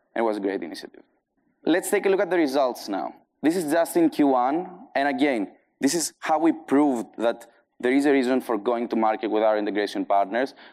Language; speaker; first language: English; non-native, fluent; Greek